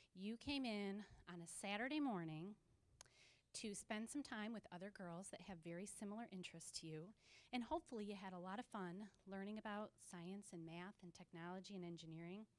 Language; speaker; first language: English; native; English